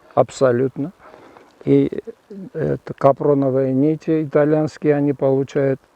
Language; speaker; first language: Russian; non-native, local second language; Armenian